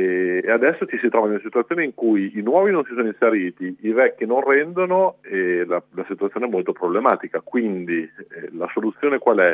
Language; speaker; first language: Italian; native; Italian